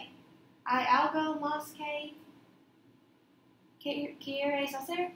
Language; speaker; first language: Spanish; non-native, learner; English